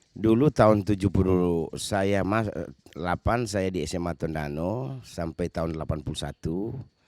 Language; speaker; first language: Indonesian; native; Indonesian